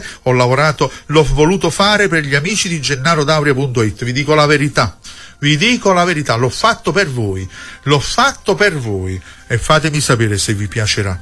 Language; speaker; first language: Italian; native; Italian